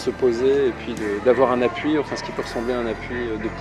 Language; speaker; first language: French; native; French